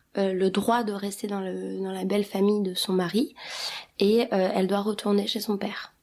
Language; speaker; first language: French; early bilingual, other home language; Albanian